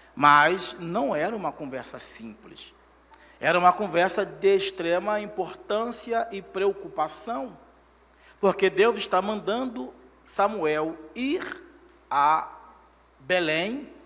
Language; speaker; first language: Portuguese; native; Portuguese